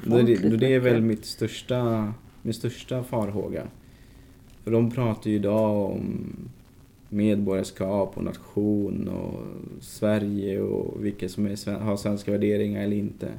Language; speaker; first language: Swedish; native; Swedish